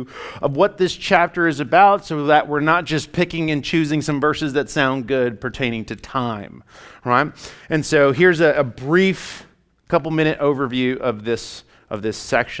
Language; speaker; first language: English; native; English